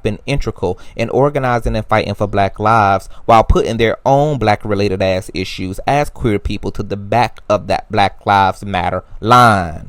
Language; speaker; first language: English; native; English